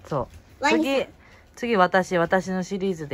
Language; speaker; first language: Japanese; native; Japanese